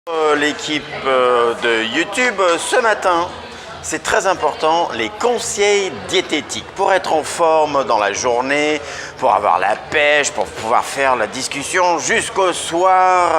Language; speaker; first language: French; native; French